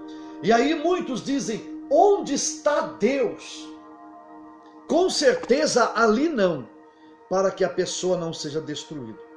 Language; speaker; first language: Portuguese; native; Portuguese